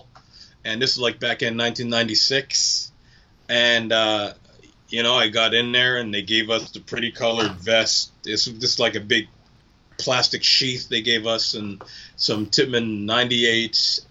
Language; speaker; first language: English; native; English